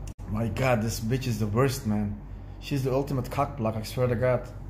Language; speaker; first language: English; non-native, fluent; Dutch